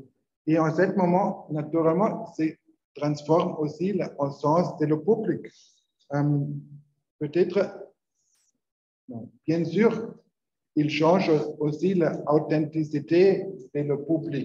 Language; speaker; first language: French; non-native, learner; Spanish